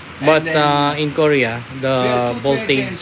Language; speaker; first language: English; non-native, local second language; Filipino